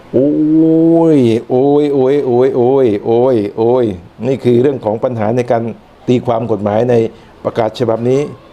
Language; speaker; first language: Thai; non-native, local second language; Northern Khmer